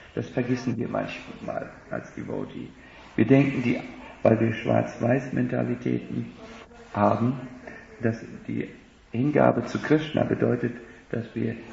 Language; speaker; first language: German; native; German